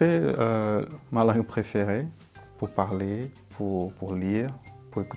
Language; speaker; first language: French; non-native, fluent; Portuguese